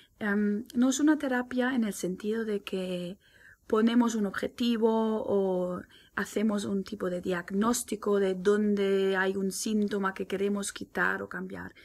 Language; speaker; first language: Spanish; non-native, fluent; German